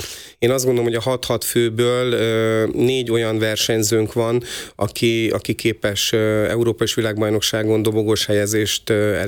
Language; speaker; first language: Hungarian; native; Hungarian